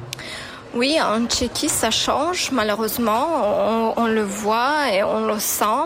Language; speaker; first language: French; non-native, fluent; Ukrainian